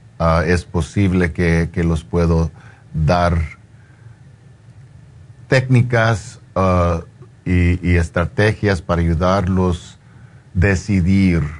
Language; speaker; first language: Spanish; early bilingual, heritage; Spanish